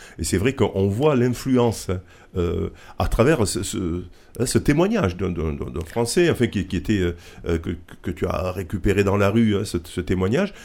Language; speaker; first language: French; native; French